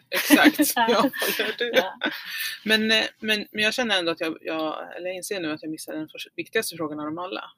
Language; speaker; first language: Swedish; native; Swedish